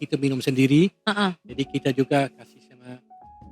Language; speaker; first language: Indonesian; non-native, fluent; Dutch